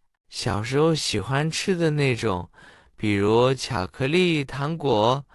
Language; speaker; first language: Chinese; non-native, fluent; English